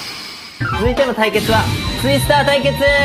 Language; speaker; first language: Japanese; native; Japanese